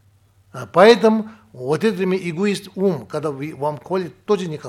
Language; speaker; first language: Russian; non-native, learner; Tibetan